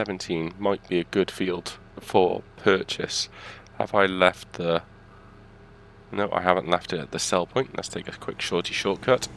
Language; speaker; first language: English; native; English